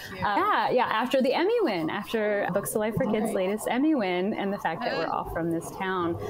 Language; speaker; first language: English; native; English